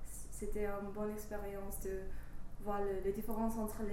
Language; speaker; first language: French; non-native, learner; English